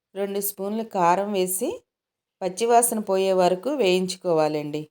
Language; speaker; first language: Telugu; native; Telugu